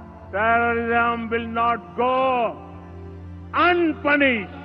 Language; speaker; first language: English; non-native, local second language; Gujarati